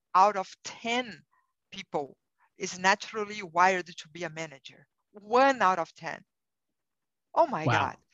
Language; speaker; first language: English; non-native, fluent; Portuguese